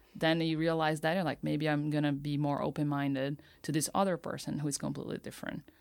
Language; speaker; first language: English; non-native, fluent; Portuguese